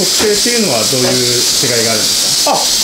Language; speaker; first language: Japanese; native; Japanese